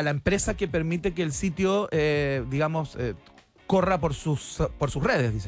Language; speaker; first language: Spanish; native; Spanish